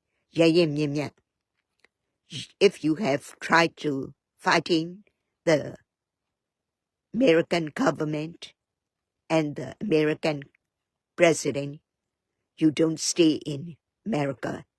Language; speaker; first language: English; non-native, learner; Burmese